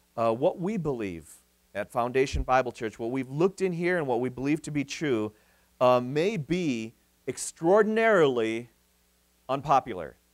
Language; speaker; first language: English; native; English